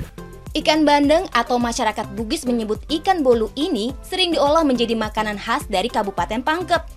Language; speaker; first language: Indonesian; native; Indonesian